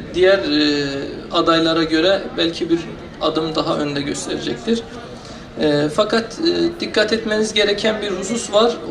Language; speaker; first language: Turkish; non-native, fluent; Persian